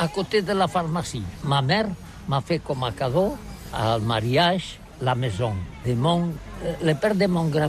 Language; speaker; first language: French; non-native, learner; Catalan